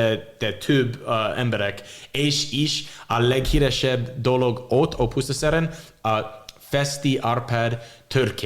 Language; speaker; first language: Hungarian; non-native, learner; English